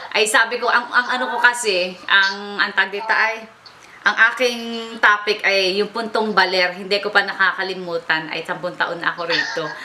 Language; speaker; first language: Filipino; native; Filipino